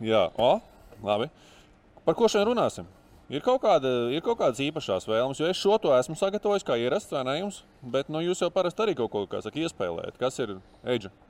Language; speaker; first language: Latvian; native; Latvian